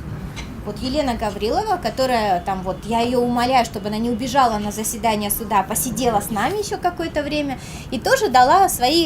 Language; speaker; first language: Russian; native; Russian